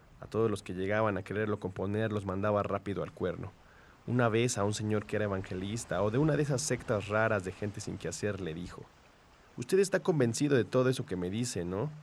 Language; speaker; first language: Spanish; native; Spanish